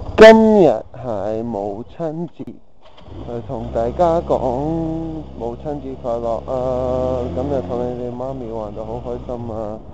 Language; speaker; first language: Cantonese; non-native, learner; English